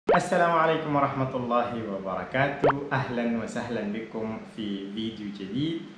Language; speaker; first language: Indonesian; non-native, fluent; Arabic